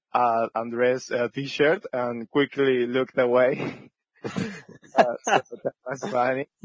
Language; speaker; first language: English; non-native, fluent; French